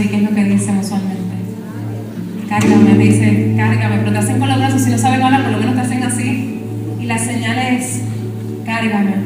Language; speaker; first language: Spanish; native; Spanish